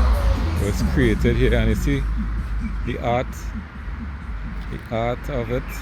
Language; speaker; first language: English; native; English